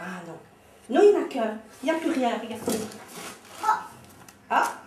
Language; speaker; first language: French; native; French